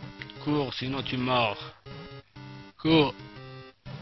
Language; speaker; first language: French; non-native, fluent; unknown